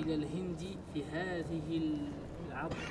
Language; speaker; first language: Arabic; non-native, learner; French